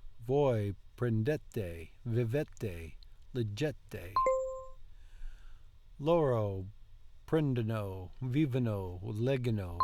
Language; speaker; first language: Italian; non-native, learner; English